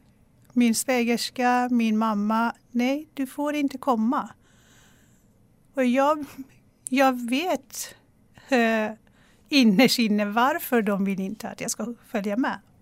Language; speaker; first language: Swedish; non-native, fluent; Persian